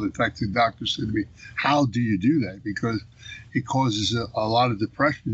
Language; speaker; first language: English; native; English